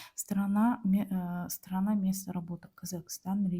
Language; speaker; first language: Russian; non-native, local second language; Kazakh